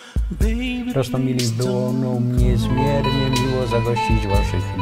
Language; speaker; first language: Polish; native; Polish